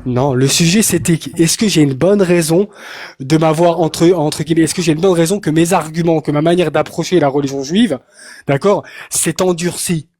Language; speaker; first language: French; native; French